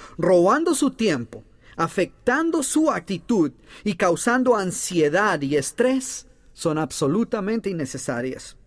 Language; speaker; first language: Spanish; native; Spanish